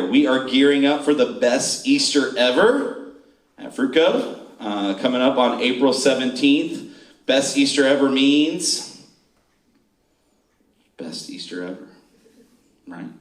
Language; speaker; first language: English; native; English